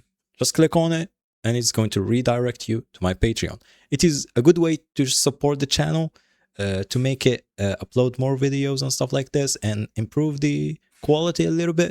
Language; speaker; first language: English; non-native, fluent; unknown